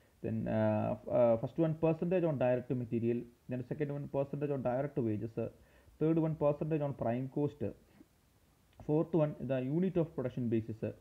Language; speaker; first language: English; non-native, local second language; Malayalam